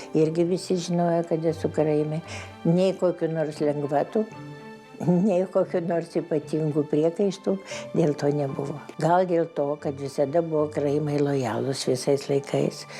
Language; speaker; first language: Lithuanian; non-native, local second language; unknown